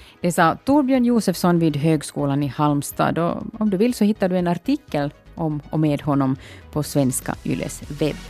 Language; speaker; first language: Swedish; native; Swedish